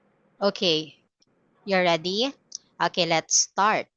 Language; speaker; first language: English; non-native, fluent; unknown